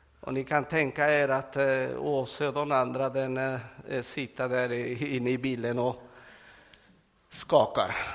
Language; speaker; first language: Swedish; non-native, fluent; Spanish